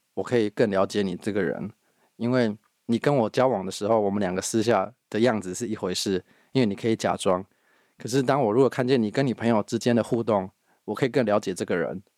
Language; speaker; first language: Chinese; native; Chinese